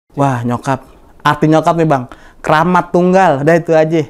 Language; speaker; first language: Indonesian; native; Indonesian